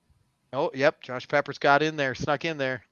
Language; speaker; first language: English; native; English